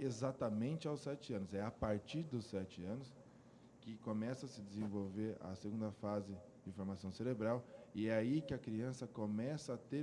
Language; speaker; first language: Portuguese; native; Portuguese